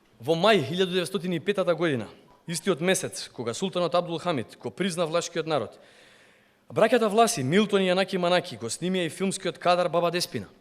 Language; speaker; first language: Macedonian; non-native, local second language; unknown